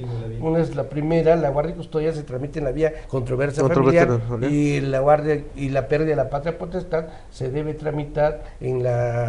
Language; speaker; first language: Spanish; native; Spanish